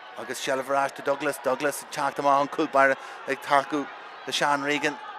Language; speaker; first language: Irish; native; Irish